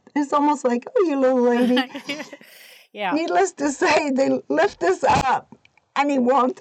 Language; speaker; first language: English; non-native, fluent; Persian